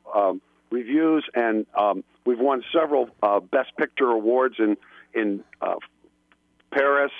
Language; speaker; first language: English; native; English